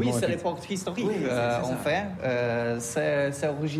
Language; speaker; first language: French; non-native, learner; Polish